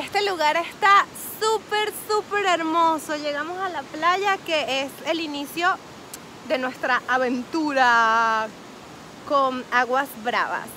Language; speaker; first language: Spanish; native; Spanish